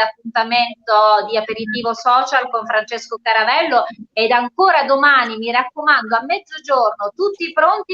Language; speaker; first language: Italian; native; Italian